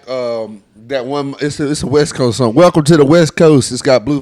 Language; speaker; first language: English; native; English